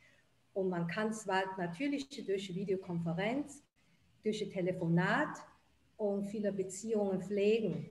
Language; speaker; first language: German; non-native, fluent; Chinese